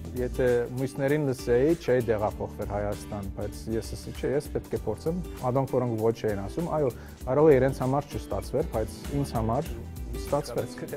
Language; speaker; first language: Armenian; early bilingual, heritage; Armenian